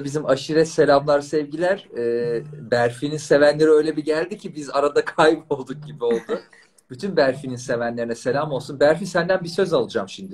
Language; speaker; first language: Turkish; native; Turkish